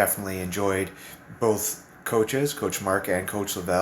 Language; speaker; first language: English; native; English